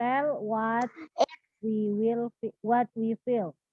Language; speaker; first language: English; non-native, fluent; Indonesian